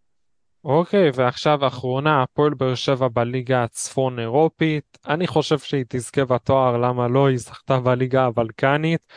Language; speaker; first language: Hebrew; native; Hebrew